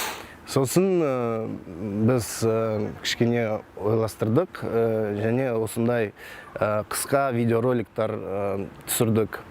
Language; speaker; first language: Kazakh; non-native, local second language; Russian